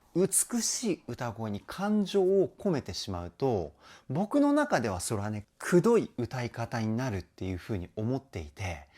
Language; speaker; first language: Japanese; native; Japanese